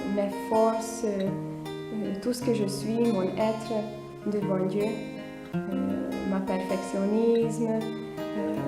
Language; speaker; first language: French; non-native, fluent; Hungarian